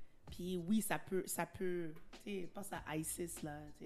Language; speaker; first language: French; early bilingual, heritage; French